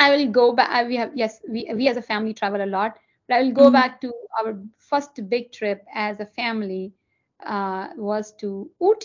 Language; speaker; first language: English; non-native, local second language; Hindi